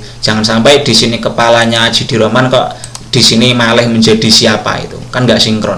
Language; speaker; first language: Indonesian; non-native, local second language; Javanese